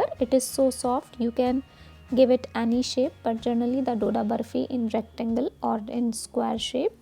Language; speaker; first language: English; non-native, local second language; Hindi